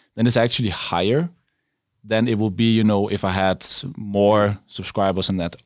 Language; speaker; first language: English; non-native, fluent; Danish